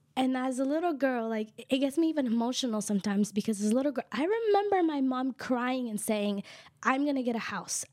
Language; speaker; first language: English; early bilingual, other home language; Kʼicheʼ